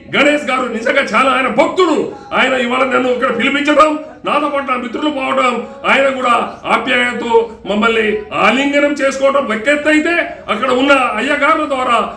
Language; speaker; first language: Telugu; non-native, local second language; Lambadi